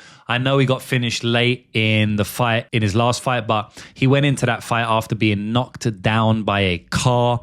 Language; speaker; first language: English; native; English